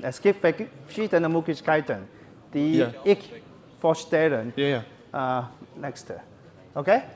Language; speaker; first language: German; non-native, learner; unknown